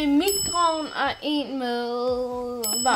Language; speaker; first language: Danish; early bilingual, other home language; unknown